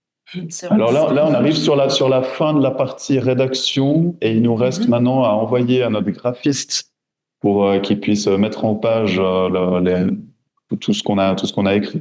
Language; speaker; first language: French; native; French